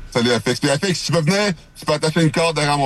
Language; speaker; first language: French; native; French